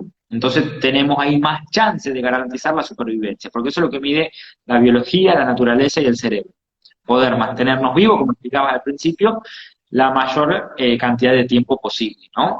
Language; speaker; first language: Spanish; native; Spanish